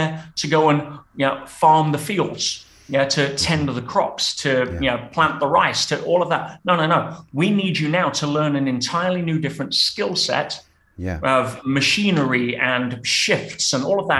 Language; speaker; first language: English; native; English